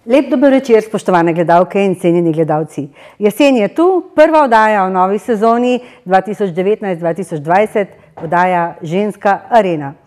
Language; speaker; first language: Slovenian; native; Slovenian